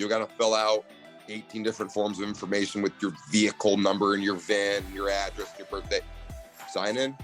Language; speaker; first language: English; native; English